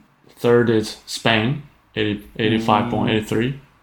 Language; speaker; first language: English; non-native, fluent; Japanese